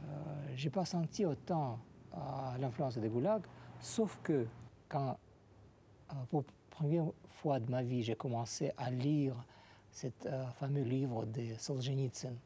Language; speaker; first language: French; non-native, fluent; Russian